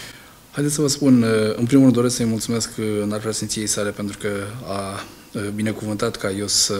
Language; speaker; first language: Romanian; non-native, local second language; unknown